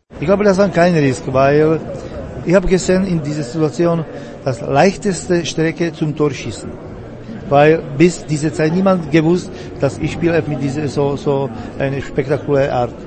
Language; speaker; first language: German; non-native, fluent; Czech